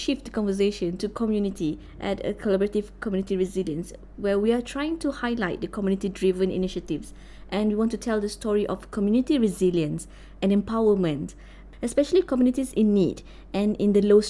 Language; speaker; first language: English; non-native, local second language; Malay